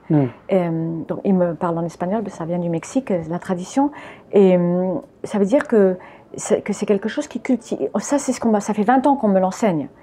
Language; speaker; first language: French; early bilingual, other home language; English